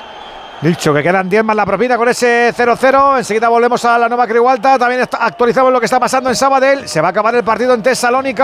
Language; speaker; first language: Spanish; native; Spanish